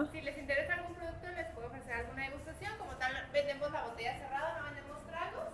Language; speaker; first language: Spanish; native; Spanish